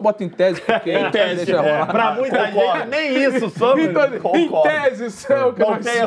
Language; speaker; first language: Portuguese; native; Portuguese